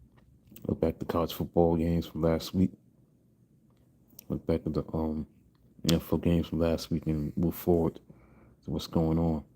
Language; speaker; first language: English; native; English